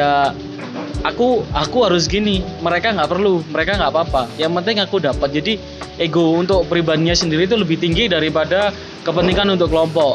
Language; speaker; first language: Indonesian; native; Indonesian